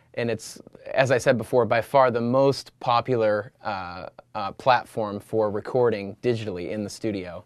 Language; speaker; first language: English; native; English